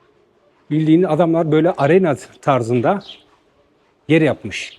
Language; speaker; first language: Turkish; native; Turkish